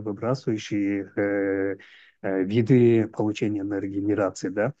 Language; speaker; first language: Russian; non-native, local second language; Uzbek